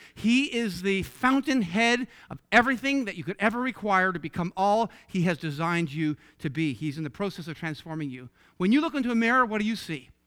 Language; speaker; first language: English; native; English